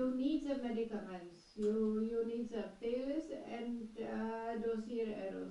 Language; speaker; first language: English; non-native, learner; German